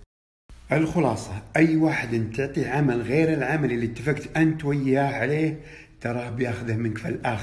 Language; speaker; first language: Arabic; native; Arabic